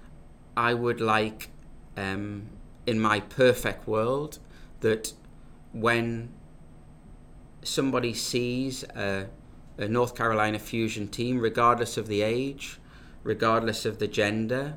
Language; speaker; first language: English; native; English